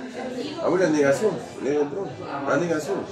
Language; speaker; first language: French; non-native, fluent; Spanish